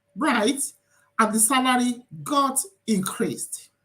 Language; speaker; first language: English; non-native, local second language; Yoruba